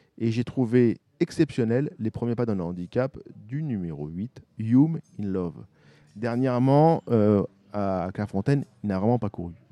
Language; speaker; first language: French; native; French